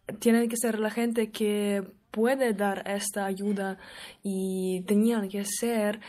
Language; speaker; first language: Spanish; non-native, learner; Russian